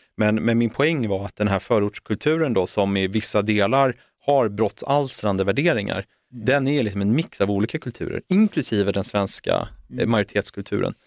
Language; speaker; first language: Swedish; native; Swedish